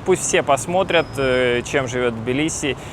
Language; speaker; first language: Russian; native; Russian